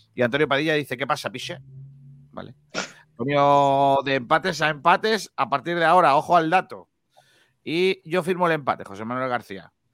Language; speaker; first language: Spanish; native; Spanish